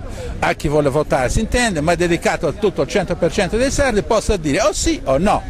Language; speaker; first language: Italian; non-native, local second language; Sardinian